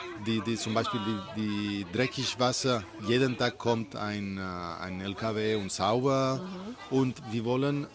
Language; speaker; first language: German; non-native, learner; Spanish